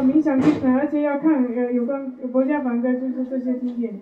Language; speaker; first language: Chinese; native; Chinese